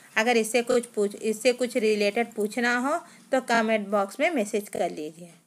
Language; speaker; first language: Hindi; non-native, local second language; Telugu